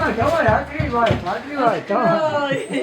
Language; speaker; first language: Russian; non-native, learner; Georgian